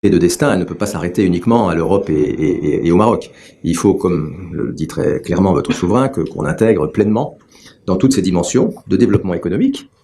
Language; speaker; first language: French; native; French